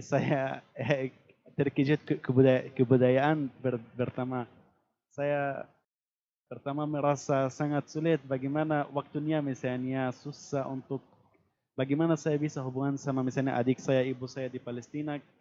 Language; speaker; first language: Indonesian; non-native, fluent; Arabic